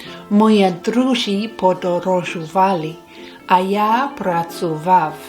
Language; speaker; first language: Ukrainian; non-native, learner; English